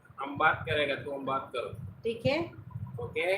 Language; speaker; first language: Hindi; non-native, local second language; Tamil